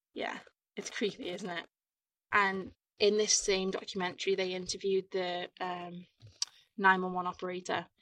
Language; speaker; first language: English; native; English